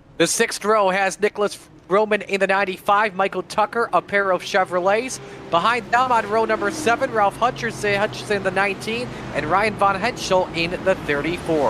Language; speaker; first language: English; native; English